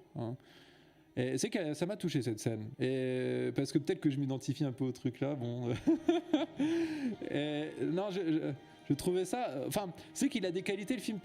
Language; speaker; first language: French; native; French